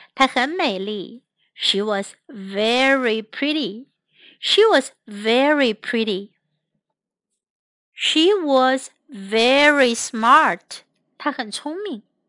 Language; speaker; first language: English; non-native, fluent; Chinese